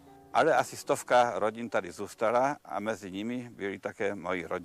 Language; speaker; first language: Czech; early bilingual, heritage; Czech